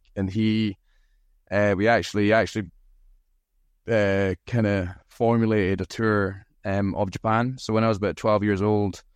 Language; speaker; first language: English; native; English